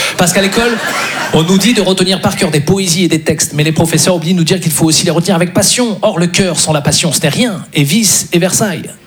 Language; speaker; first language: French; native; French